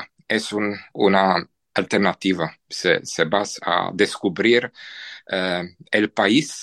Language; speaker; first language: Spanish; non-native, fluent; Czech